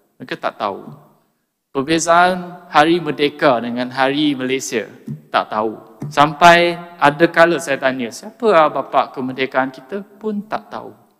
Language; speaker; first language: Malay; non-native, local second language; Chinese